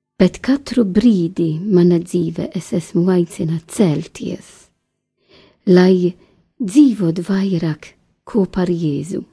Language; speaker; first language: Latvian; non-native, learner; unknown